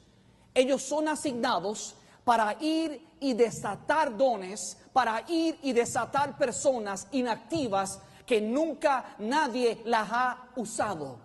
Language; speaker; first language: Spanish; native; Spanish